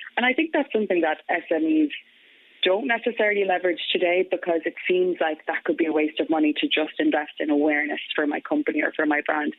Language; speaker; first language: English; native; English